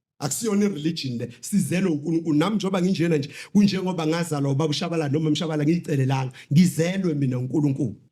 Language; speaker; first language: Zulu; native; Zulu